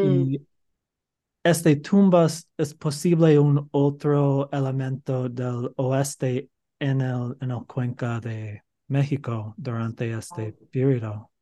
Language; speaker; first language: Spanish; non-native, learner; English